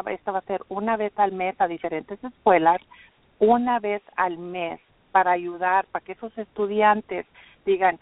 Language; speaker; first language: Spanish; early bilingual, heritage; Spanish